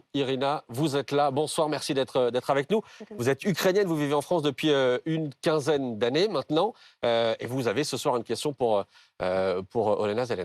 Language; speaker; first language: French; native; French